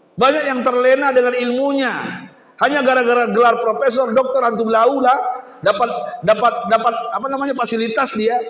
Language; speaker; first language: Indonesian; native; Indonesian